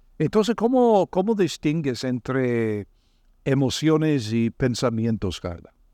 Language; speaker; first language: Spanish; non-native, fluent; English